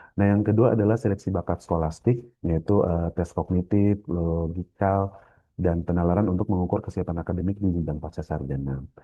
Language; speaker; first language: Indonesian; native; Indonesian